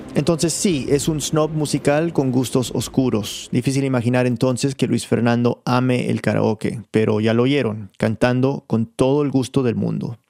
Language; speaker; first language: Spanish; early bilingual, heritage; Spanish